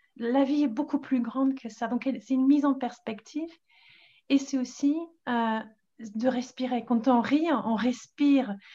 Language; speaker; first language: French; non-native, fluent; English